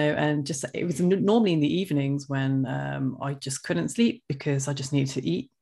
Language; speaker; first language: English; early bilingual, other home language; Hindi